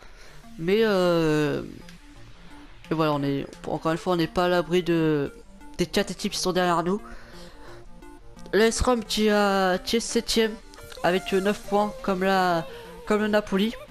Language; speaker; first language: French; native; French